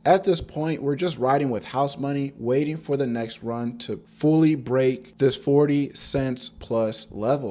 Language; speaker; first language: English; native; English